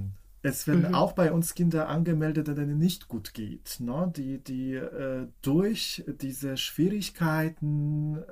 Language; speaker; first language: German; non-native, fluent; Polish